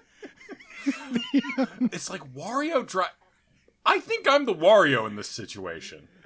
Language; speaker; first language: English; native; English